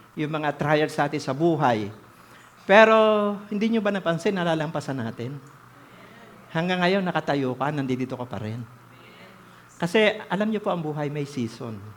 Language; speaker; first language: Filipino; native; Filipino